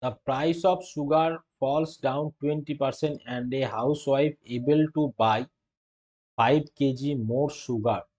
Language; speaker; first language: English; non-native, local second language; Bangla